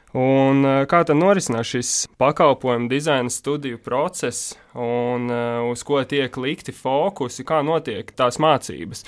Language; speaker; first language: Latvian; native; Latvian